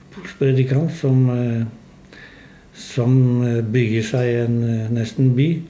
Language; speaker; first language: Norwegian; non-native, fluent; Polish